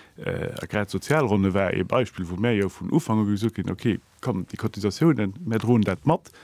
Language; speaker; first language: Luxembourgish; native; Luxembourgish